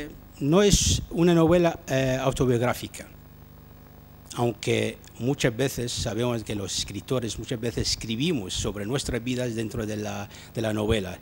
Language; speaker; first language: Spanish; non-native, fluent; Arabic